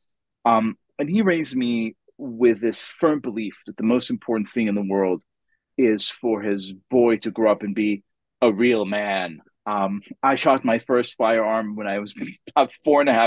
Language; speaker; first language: English; non-native, fluent; Hebrew